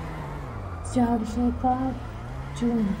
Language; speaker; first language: Hindi; native; Hindi